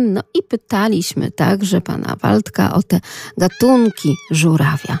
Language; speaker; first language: Polish; native; Polish